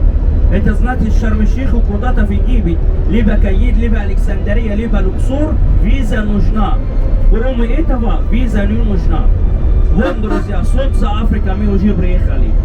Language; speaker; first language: Russian; non-native, learner; Arabic